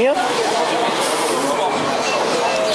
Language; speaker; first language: German; native; German